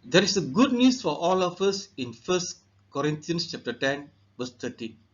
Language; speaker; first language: English; non-native, local second language; Tamil